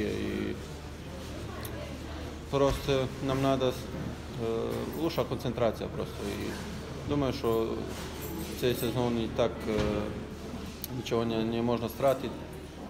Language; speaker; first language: Ukrainian; non-native, learner; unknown